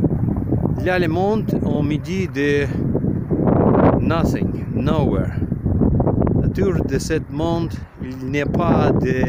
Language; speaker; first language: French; non-native, learner; Ukrainian